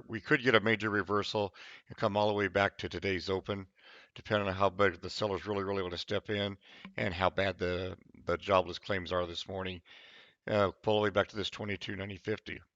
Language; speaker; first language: English; native; English